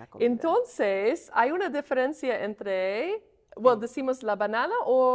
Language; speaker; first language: Spanish; non-native, fluent; English